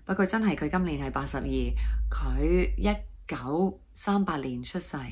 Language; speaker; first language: Cantonese; non-native, fluent; English